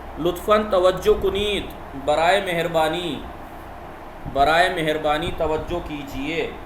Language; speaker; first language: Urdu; native; Urdu